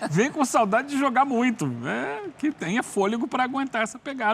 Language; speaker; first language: Portuguese; native; Portuguese